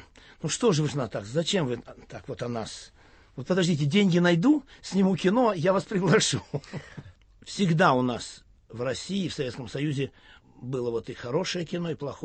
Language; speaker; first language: Russian; native; Russian